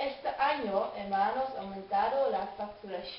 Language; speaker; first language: Spanish; non-native, learner; Dutch